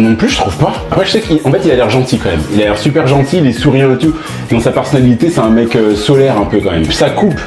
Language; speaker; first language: French; native; French